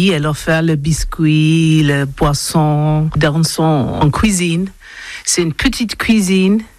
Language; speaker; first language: French; non-native, learner; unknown